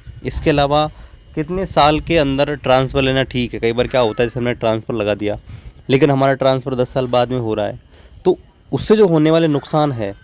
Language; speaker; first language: Hindi; native; Hindi